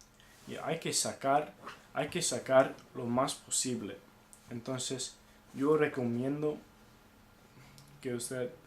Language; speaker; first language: Spanish; non-native, fluent; English